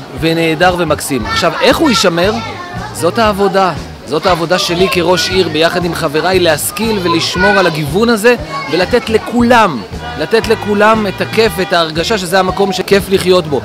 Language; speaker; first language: Hebrew; native; Hebrew